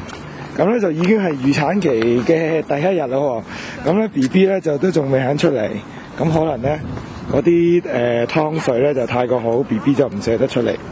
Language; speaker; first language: Cantonese; native; Cantonese